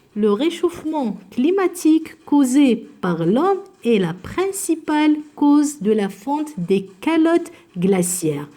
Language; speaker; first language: French; non-native, local second language; Arabic